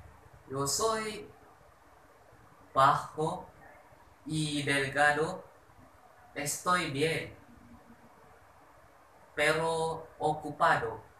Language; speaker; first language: Spanish; non-native, learner; Malay